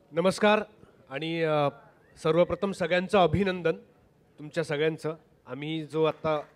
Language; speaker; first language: Marathi; native; Marathi